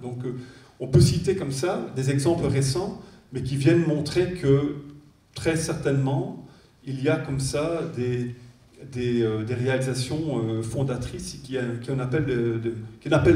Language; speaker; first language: French; native; French